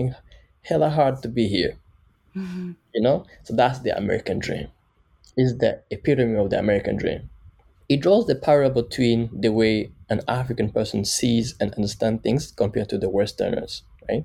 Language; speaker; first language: English; non-native, local second language; Kinyarwanda